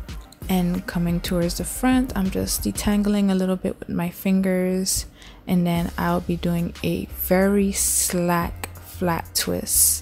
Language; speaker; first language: English; native; English